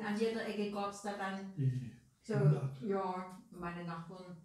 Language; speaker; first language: German; native; German